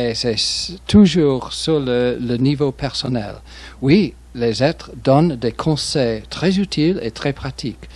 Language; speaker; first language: French; non-native, fluent; English